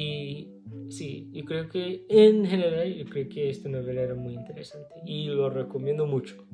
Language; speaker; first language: Spanish; non-native, learner; English